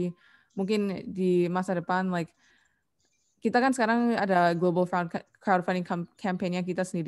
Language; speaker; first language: Indonesian; non-native, learner; English